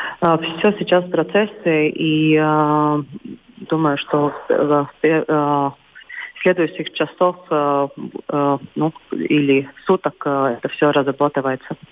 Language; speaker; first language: Russian; non-native, local second language; Latvian